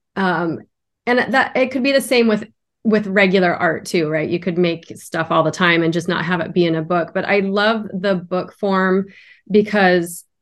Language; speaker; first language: English; native; English